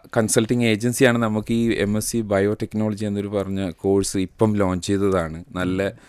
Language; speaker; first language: Malayalam; native; Malayalam